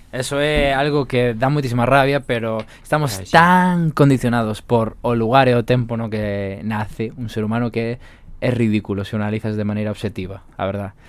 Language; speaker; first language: Galician; non-native, local second language; Spanish